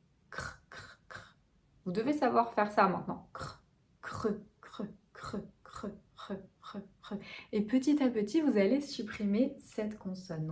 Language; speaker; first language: French; native; French